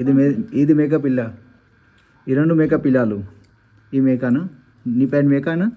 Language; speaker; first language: Telugu; non-native, learner; Marwari